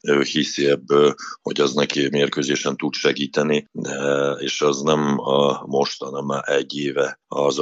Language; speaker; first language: Hungarian; non-native, fluent; Russian